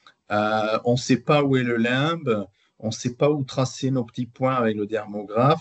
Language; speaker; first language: French; native; French